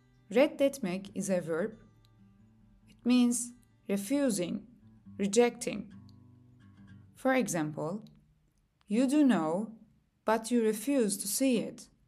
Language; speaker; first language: English; non-native, fluent; Turkish